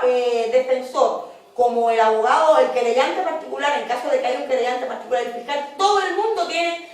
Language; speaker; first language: Spanish; native; Spanish